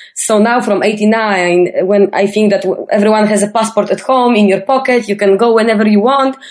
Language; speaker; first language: English; non-native, fluent; Polish